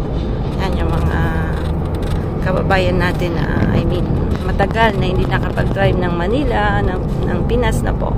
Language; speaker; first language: Filipino; native; Filipino